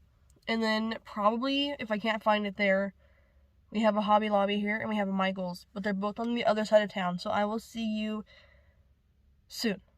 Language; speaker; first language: English; native; English